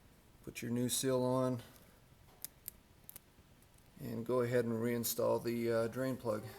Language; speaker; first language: English; native; English